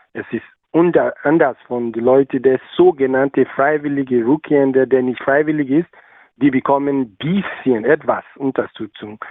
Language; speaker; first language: German; non-native, learner; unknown